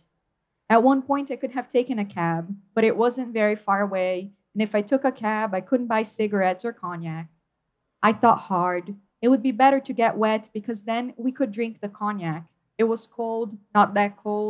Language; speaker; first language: English; non-native, fluent; Portuguese